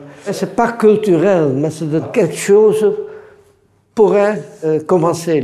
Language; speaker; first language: French; non-native, fluent; Dutch